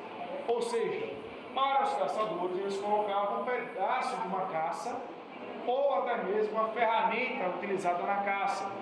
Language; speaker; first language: Portuguese; native; Portuguese